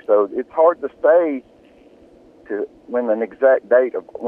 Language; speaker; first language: English; early bilingual, other home language; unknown